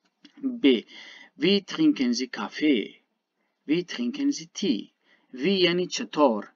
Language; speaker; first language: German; non-native, fluent; Baluchi